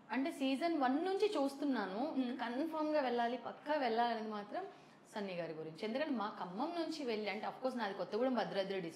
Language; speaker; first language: Telugu; native; Telugu